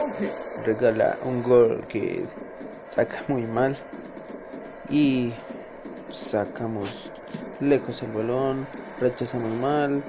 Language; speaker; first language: Spanish; native; Spanish